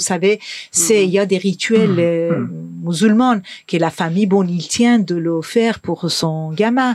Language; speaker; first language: French; non-native, fluent; Persian